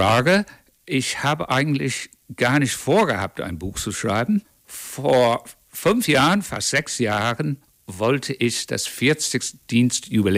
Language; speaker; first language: German; non-native, fluent; English